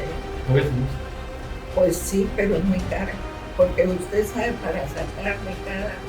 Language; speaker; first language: Spanish; non-native, fluent; Arabic